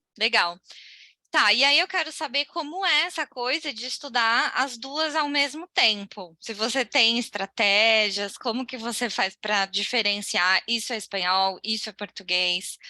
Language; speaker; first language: Portuguese; native; Portuguese